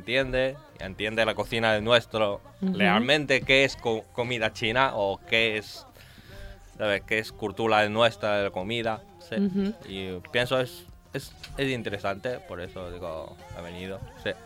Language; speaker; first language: Spanish; non-native, learner; Chinese